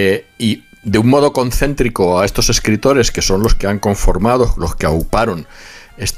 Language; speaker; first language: Spanish; native; Spanish